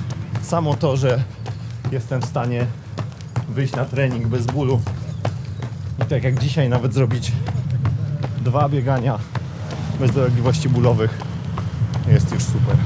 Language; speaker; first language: Polish; native; Polish